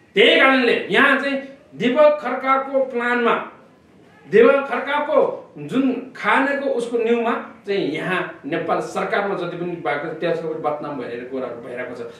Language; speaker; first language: Nepali; non-native, local second language; Eastern Tamang